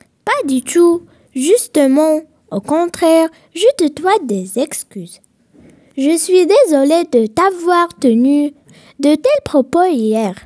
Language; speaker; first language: French; non-native, local second language; Arabic